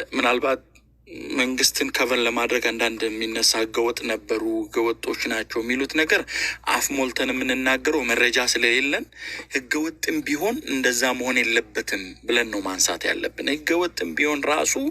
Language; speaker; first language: Amharic; non-native, local second language; Oromo